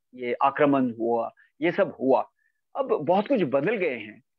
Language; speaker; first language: Hindi; native; Hindi